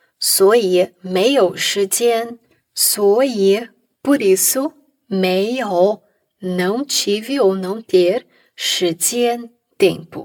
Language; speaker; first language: Chinese; non-native, fluent; Portuguese